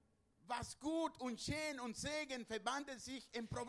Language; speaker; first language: German; non-native, learner; Spanish